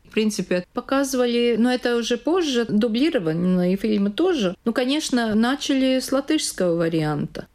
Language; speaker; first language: Russian; non-native, local second language; Latvian